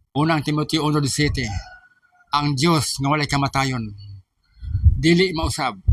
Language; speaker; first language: Filipino; non-native, local second language; Cebuano